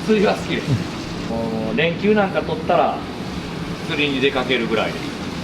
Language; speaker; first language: Japanese; native; Japanese